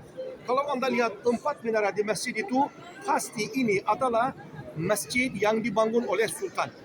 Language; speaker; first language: Indonesian; non-native, learner; Turkish